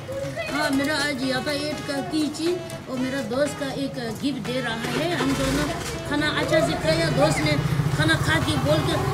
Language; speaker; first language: Hindi; non-native, local second language; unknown